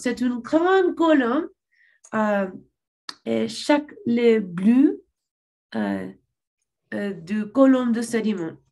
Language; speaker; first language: French; non-native, learner; English